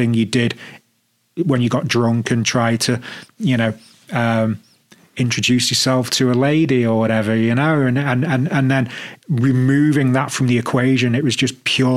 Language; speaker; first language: English; native; English